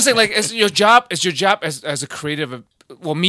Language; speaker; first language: English; native; English